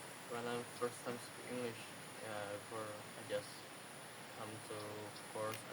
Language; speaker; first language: English; non-native, learner; Indonesian